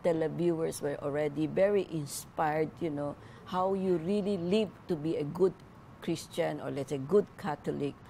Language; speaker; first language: English; non-native, local second language; Filipino